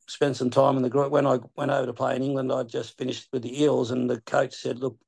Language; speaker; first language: English; native; English